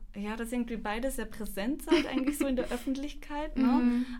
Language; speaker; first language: German; native; German